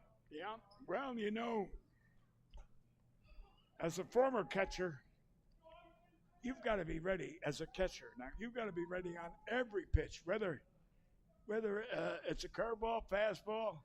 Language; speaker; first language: English; native; English